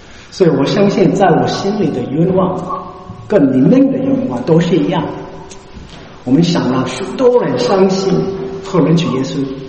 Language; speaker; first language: Chinese; non-native, learner; English